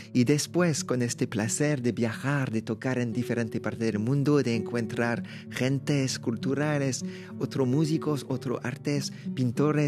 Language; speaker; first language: Spanish; non-native, learner; French